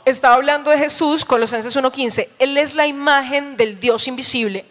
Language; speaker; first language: Spanish; native; Spanish